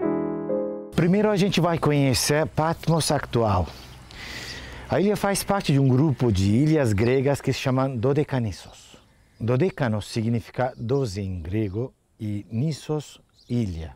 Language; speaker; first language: Portuguese; non-native, fluent; Turkish